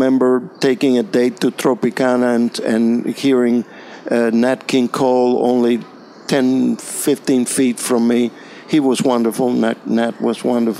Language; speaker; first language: English; non-native, fluent; Spanish